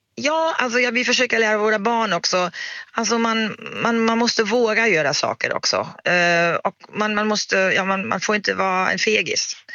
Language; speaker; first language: Swedish; non-native, fluent; German